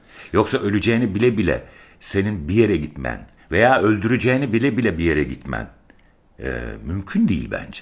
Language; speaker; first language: Turkish; native; Turkish